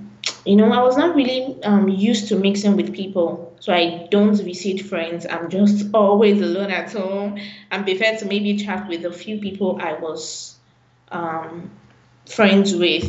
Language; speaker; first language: English; non-native, local second language; Yoruba